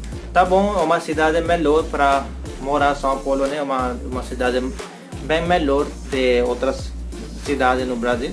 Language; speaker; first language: Portuguese; non-native, learner; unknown